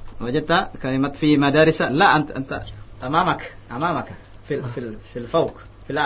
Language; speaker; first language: Arabic; non-native, fluent; Indonesian